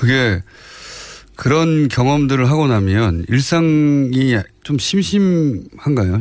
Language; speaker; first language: Korean; native; Korean